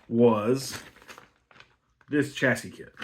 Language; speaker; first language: English; native; English